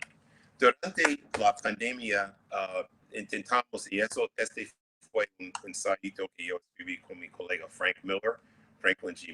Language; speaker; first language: Spanish; non-native, fluent; English